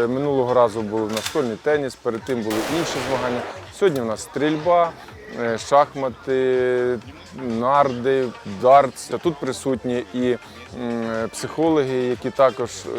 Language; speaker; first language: Ukrainian; non-native, local second language; Russian